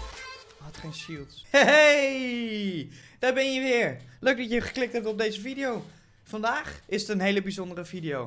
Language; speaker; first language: Dutch; native; Dutch